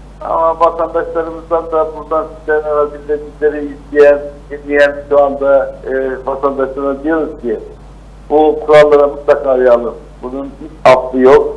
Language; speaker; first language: Turkish; native; Turkish